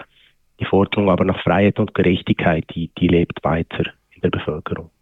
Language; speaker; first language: German; native; German